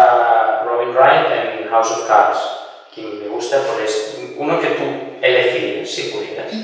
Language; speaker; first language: Spanish; native; Spanish